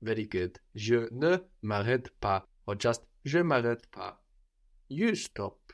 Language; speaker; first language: French; non-native, fluent; English